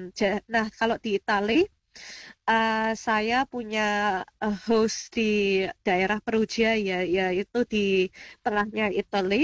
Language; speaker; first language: Indonesian; early bilingual, heritage; Indonesian